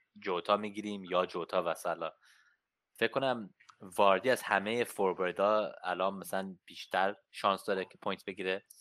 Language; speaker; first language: Persian; early bilingual, heritage; Persian